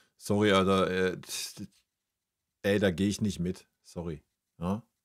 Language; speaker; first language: German; native; German